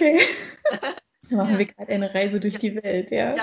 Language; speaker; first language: German; native; German